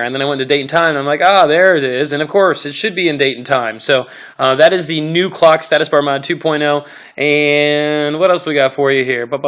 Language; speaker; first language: English; native; English